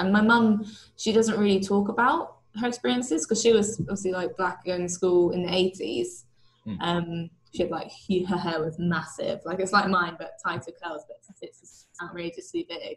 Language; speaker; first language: English; native; English